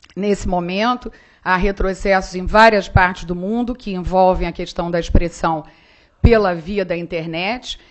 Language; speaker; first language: Portuguese; native; Portuguese